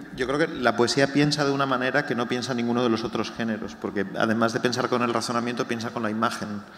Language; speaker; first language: Spanish; native; Spanish